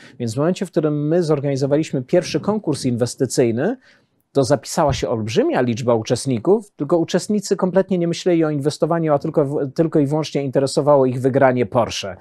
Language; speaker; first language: Polish; early bilingual, heritage; Polish